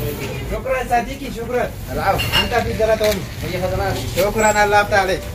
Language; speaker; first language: Arabic; non-native, learner; Oromo